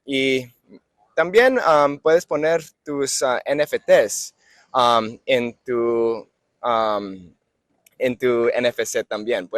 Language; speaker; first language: Spanish; non-native, learner; English